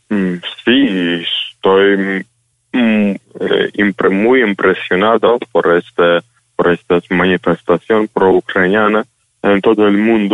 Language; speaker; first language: Spanish; non-native, fluent; Ukrainian